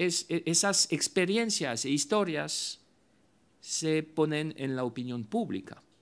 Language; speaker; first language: Spanish; non-native, fluent; French